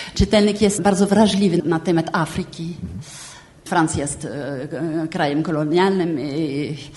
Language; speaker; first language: Polish; non-native, fluent; French